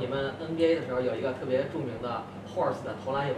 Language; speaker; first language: Chinese; native; Chinese